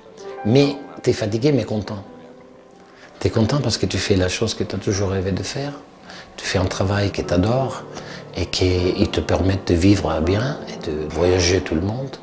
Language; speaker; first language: French; non-native, fluent; Italian